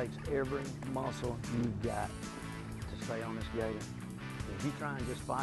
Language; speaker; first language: English; native; English